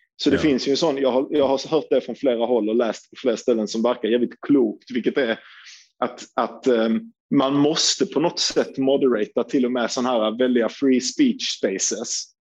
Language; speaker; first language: Swedish; early bilingual, other home language; Turkish